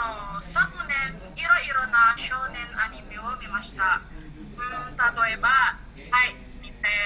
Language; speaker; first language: Japanese; non-native, learner; Indonesian